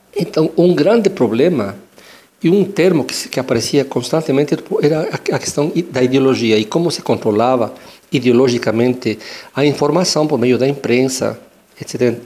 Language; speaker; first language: Portuguese; non-native, fluent; Spanish